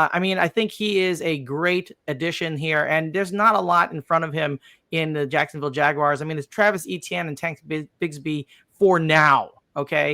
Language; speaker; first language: English; native; English